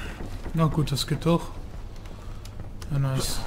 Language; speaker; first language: German; native; German